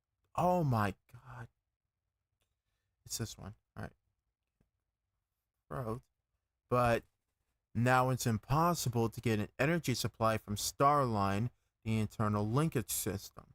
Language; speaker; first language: English; native; English